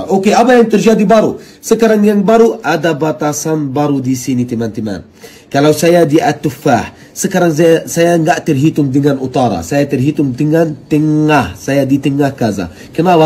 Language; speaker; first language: Indonesian; non-native, fluent; Arabic